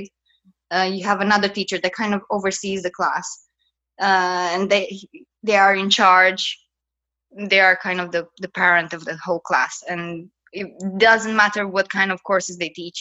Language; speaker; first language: English; non-native, fluent; Romanian